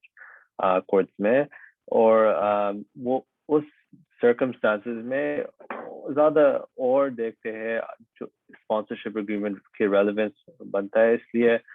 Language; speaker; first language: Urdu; early bilingual, heritage; Urdu